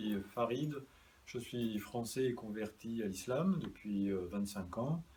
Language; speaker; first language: French; native; French